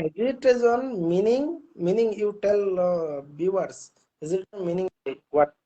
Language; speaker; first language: English; non-native, learner; Bangla